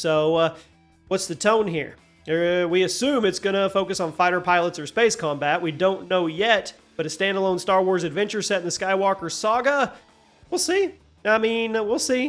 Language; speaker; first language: English; native; English